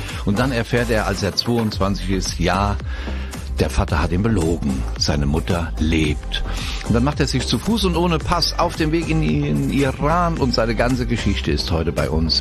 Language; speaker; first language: German; native; German